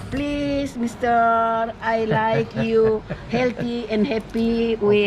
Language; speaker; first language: English; non-native, learner; Indonesian